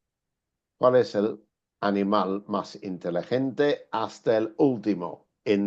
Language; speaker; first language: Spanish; non-native, fluent; English